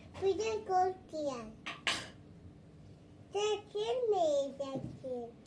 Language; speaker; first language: Turkish; early bilingual, other home language; Persian